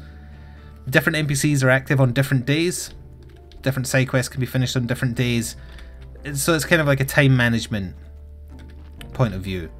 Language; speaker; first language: English; native; English